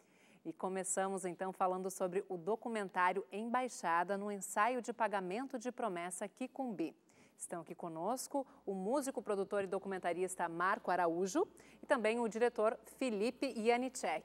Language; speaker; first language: Portuguese; native; Portuguese